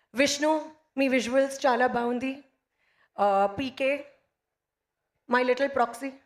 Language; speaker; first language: Telugu; non-native, local second language; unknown